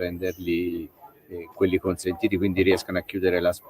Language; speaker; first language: Italian; native; Italian